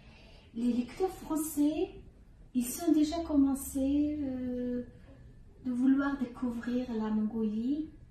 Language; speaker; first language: French; non-native, fluent; Mongolian